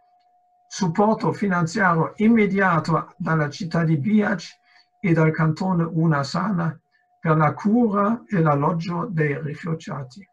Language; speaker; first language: Italian; non-native, fluent; German